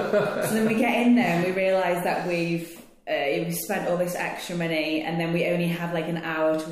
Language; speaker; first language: English; native; English